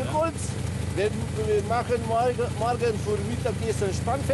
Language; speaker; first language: German; non-native, learner; Slovenian